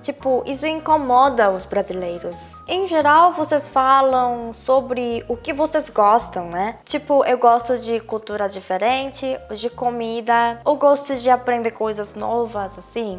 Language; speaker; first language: Portuguese; non-native, fluent; Korean